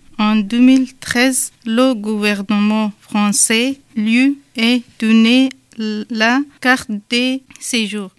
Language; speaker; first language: French; non-native, learner; Persian